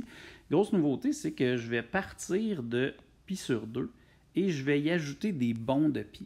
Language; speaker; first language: French; native; French